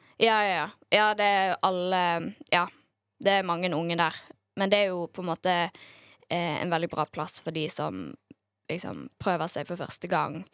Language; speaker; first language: Norwegian; native; Norwegian